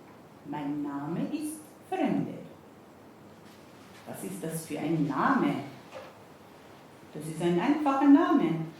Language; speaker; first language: German; non-native, fluent; Persian